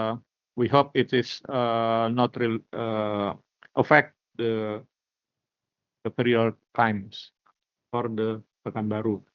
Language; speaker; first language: English; non-native, learner; Indonesian